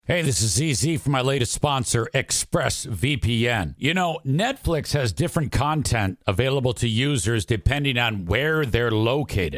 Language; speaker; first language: English; native; English